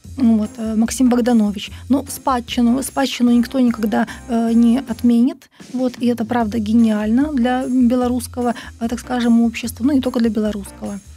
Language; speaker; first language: Russian; native; Russian